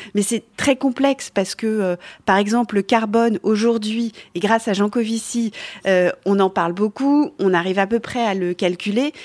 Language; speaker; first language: French; native; French